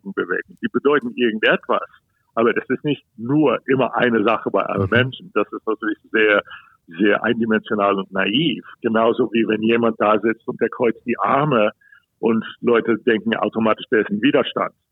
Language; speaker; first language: German; non-native, fluent; English